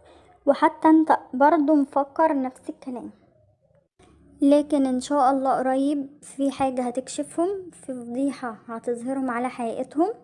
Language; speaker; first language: Arabic; native; Arabic